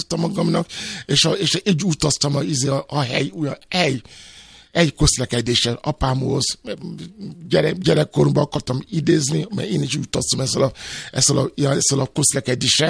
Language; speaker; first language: Hungarian; non-native, learner; Yoruba